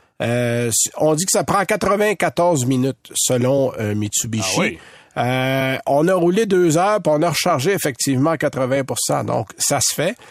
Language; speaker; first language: French; native; French